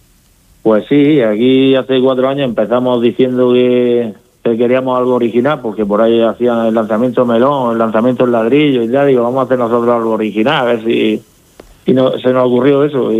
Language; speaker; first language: Spanish; native; Spanish